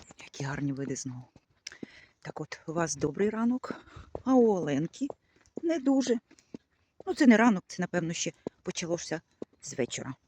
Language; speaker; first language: Ukrainian; native; Ukrainian